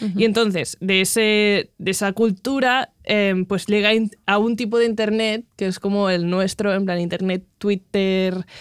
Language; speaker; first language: Spanish; non-native, local second language; Catalan